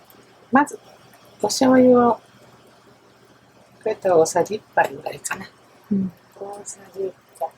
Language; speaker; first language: Japanese; native; Japanese